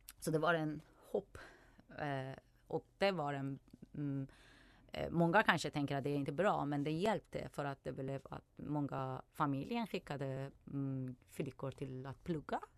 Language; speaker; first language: Swedish; non-native, fluent; Persian